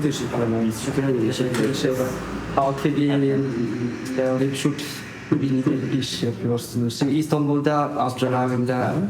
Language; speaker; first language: Turkish; non-native, learner; French